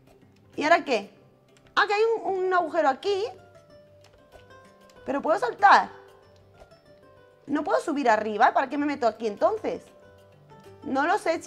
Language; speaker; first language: Spanish; native; Spanish